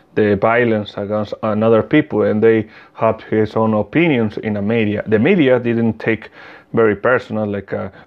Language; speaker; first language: English; non-native, learner; Spanish